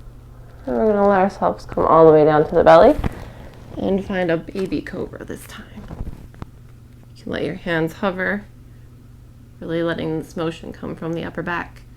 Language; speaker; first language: English; native; English